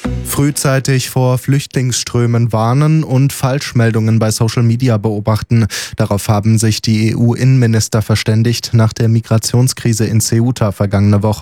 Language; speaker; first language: German; native; German